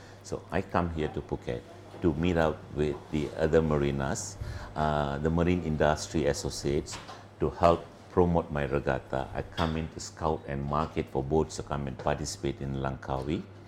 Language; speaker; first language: English; non-native, local second language; Tamil